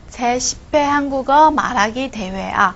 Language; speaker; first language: Korean; non-native, fluent; Chinese